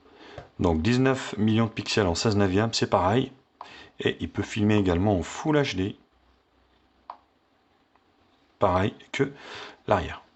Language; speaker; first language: French; native; French